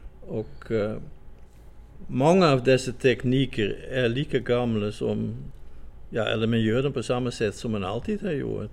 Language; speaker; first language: Swedish; non-native, fluent; Dutch